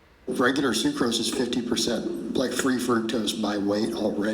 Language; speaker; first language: English; native; English